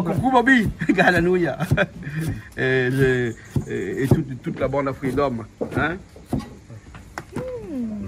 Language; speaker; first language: French; non-native, local second language; Réunion Creole French